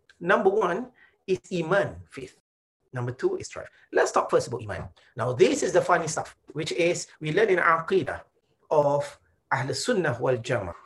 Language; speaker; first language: English; non-native, local second language; Malay